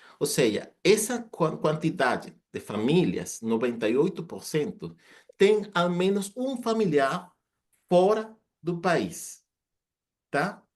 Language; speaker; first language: Portuguese; non-native, fluent; Spanish